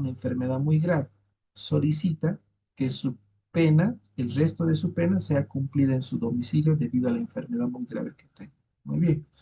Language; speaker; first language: Spanish; native; Spanish